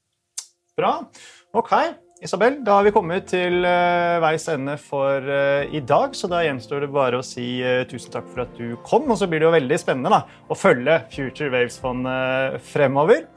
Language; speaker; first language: Norwegian; native; Norwegian